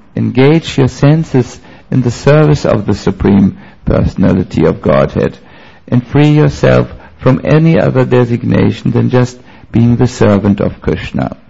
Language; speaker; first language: English; non-native, fluent; German